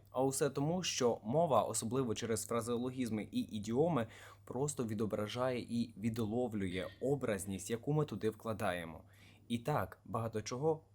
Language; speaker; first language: Ukrainian; native; Ukrainian